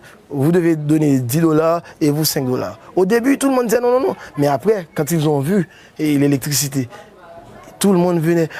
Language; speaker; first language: French; non-native, local second language; Haitian Creole